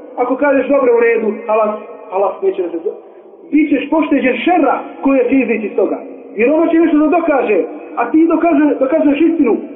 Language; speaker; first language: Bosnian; native; Bosnian